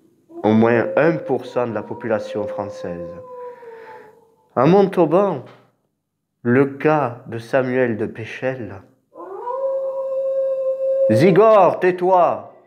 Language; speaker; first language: French; native; French